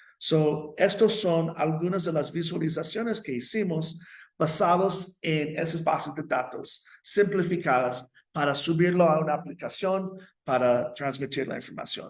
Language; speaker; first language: Spanish; non-native, fluent; English